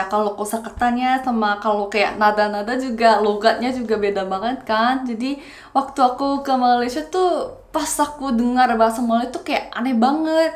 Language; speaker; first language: Indonesian; non-native, fluent; Korean